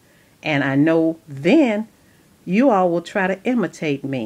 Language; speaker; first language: English; native; English